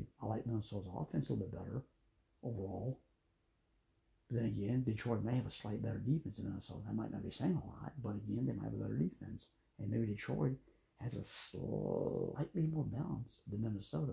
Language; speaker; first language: English; native; English